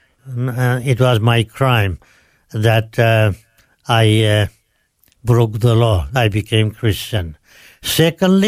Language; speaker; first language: English; non-native, local second language; Nepali